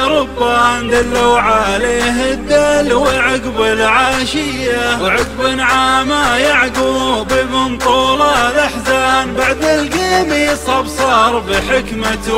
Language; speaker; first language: Arabic; native; Arabic